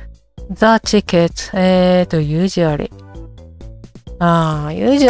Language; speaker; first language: English; non-native, learner; Japanese